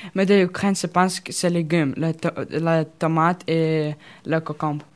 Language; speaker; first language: French; non-native, learner; Russian